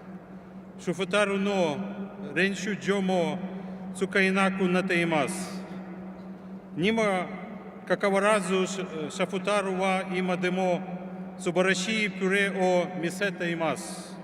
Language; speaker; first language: Japanese; non-native, fluent; Ukrainian